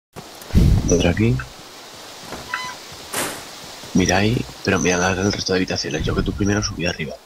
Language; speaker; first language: Spanish; native; Spanish